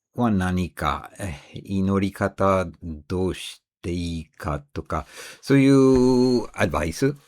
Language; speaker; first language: Japanese; non-native, fluent; English